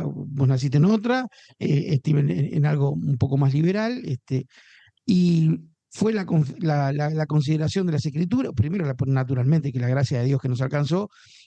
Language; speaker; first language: Spanish; native; Spanish